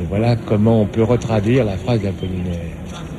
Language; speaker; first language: French; native; French